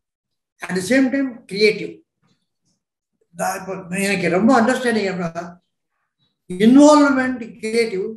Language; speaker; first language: Tamil; non-native, local second language; Telugu